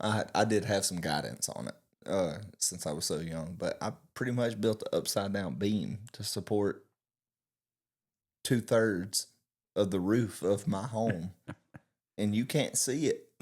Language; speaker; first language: English; native; English